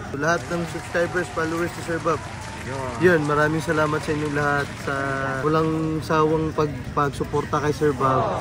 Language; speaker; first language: Filipino; non-native, local second language; Maranao